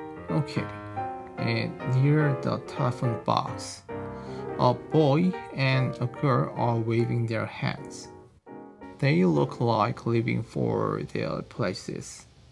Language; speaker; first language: English; non-native, fluent; Korean